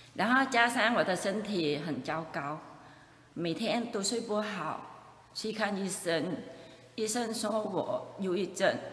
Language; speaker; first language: Chinese; non-native, fluent; Vietnamese